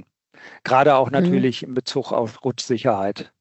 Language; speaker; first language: German; native; German